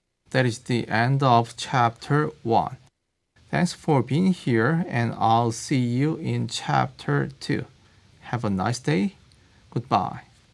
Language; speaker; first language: English; non-native, fluent; Korean